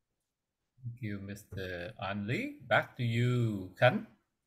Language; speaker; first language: English; non-native, learner; Vietnamese